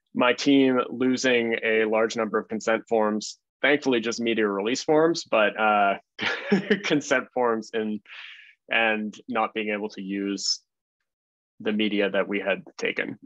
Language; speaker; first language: English; native; English